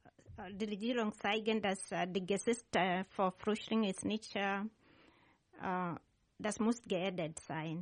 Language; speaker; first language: German; non-native, learner; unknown